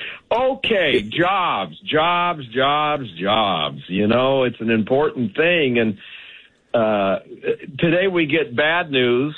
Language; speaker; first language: English; native; English